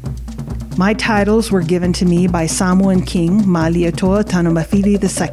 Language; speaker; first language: English; early bilingual, other home language; Samoan